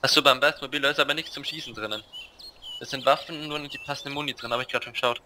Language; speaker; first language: German; native; German